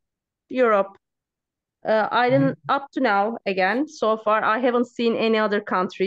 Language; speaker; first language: English; non-native, learner; Turkish